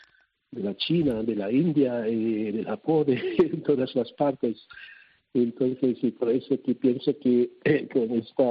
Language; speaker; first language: Spanish; non-native, fluent; Cebuano